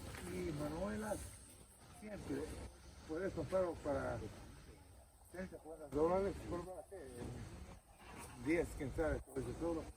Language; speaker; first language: Spanish; non-native, fluent; Hebrew